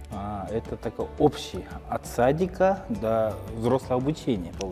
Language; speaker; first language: Russian; non-native, local second language; Kyrgyz